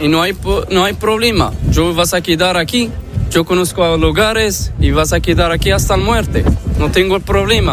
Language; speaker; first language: Spanish; non-native, learner; Arabic